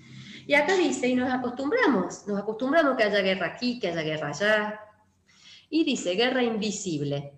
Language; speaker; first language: Spanish; native; Spanish